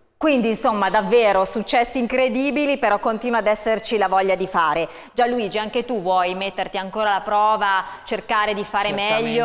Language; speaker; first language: Italian; native; Italian